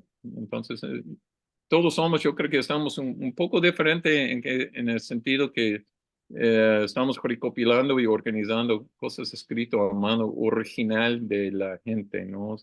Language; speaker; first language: Spanish; non-native, learner; English